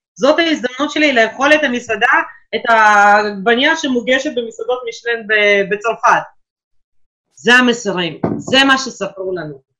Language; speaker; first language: Hebrew; non-native, fluent; Russian